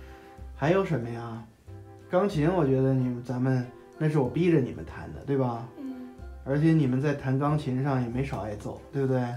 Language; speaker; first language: Chinese; native; Chinese